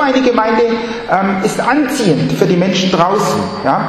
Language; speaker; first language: German; non-native, fluent; Chinese